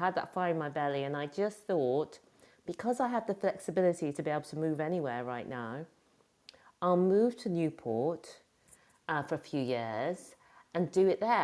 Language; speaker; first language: English; native; English